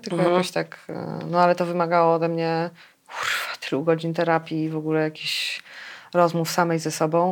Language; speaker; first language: Polish; native; Polish